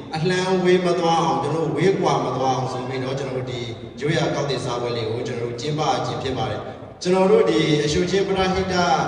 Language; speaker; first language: Burmese; non-native, local second language; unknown